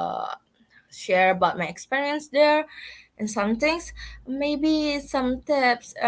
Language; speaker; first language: English; non-native, learner; Indonesian